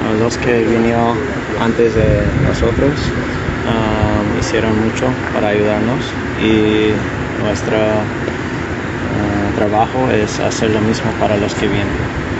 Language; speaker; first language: Spanish; non-native, learner; English